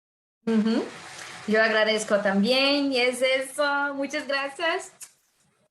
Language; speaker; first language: Spanish; non-native, fluent; Portuguese